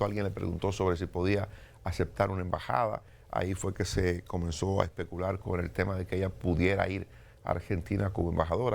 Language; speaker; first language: Spanish; native; Spanish